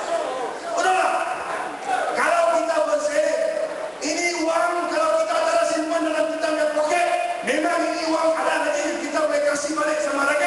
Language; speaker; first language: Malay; non-native, local second language; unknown